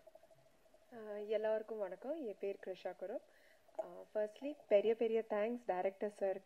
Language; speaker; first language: Tamil; non-native, local second language; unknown